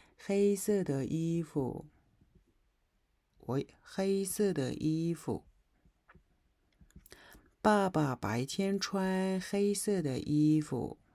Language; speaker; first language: Chinese; non-native, fluent; Mongolian